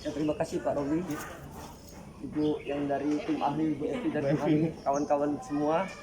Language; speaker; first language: Indonesian; native; Indonesian